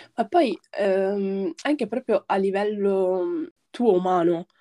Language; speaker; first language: Italian; early bilingual, other home language; Arabic